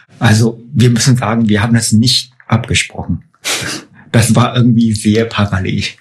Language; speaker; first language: German; non-native, fluent; Chinese